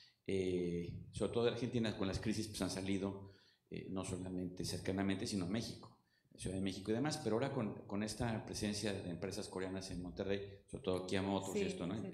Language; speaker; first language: Spanish; native; Spanish